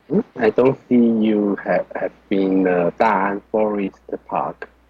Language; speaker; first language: English; non-native, learner; Chinese